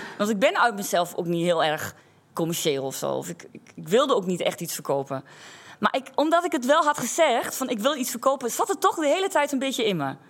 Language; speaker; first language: Dutch; native; Dutch